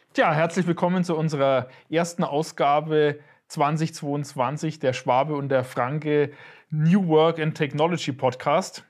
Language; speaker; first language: German; native; German